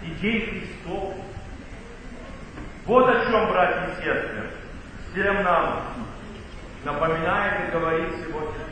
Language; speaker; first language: Russian; native; Russian